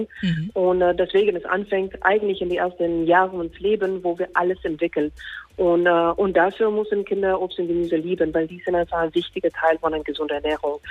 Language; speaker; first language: German; non-native, fluent; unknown